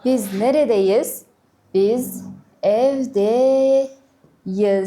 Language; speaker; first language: Turkish; non-native, fluent; Kazakh